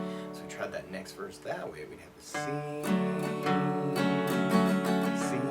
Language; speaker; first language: English; native; English